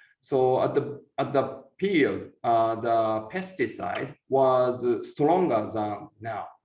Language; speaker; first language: English; non-native, learner; Japanese